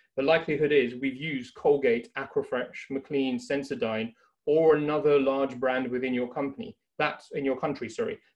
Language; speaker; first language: English; native; English